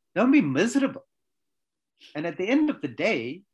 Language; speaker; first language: English; native; English